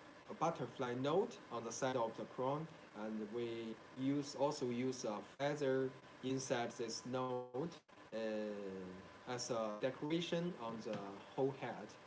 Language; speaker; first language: English; non-native, learner; Chinese